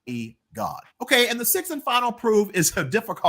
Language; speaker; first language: English; native; English